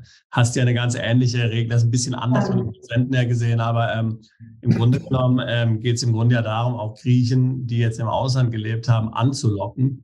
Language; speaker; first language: German; native; German